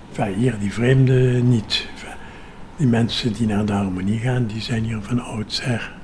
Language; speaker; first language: Dutch; native; Dutch